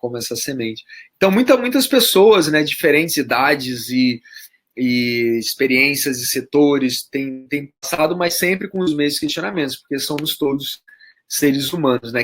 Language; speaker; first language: Portuguese; native; Portuguese